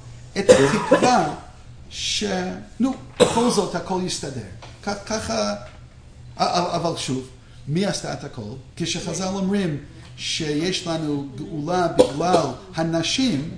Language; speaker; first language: Hebrew; non-native, fluent; English